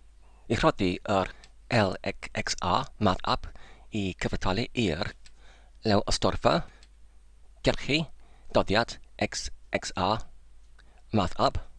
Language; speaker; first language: Welsh; non-native, learner; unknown